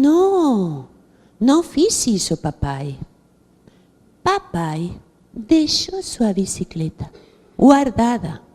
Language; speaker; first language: Portuguese; non-native, fluent; Spanish